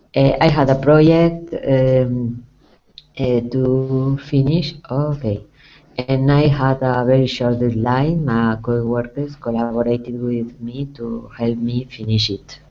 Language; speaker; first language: English; non-native, learner; Spanish